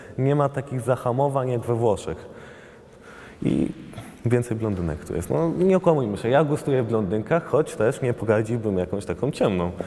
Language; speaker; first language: Polish; non-native, fluent; Italian